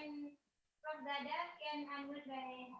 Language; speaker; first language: English; non-native, fluent; Indonesian